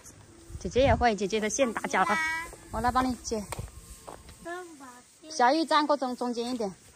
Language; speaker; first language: Chinese; native; Chinese